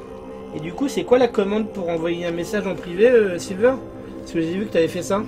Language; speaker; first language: French; native; French